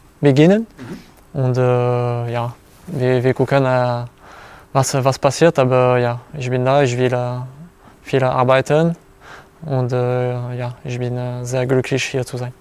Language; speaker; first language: German; non-native, learner; French